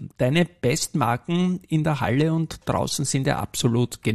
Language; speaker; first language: German; native; German